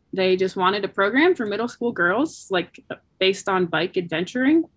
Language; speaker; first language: English; native; English